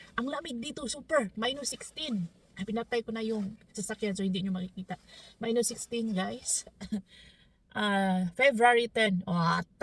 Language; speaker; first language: Filipino; non-native, local second language; Cebuano